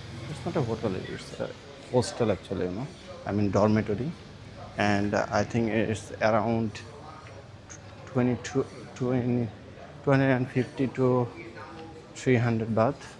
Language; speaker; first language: English; non-native, local second language; Bangla